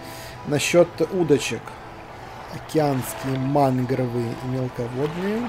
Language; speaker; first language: Russian; native; Russian